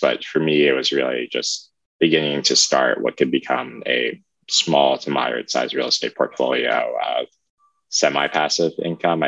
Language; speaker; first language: English; native; English